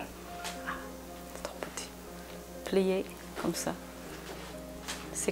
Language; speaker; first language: French; non-native, learner; Chinese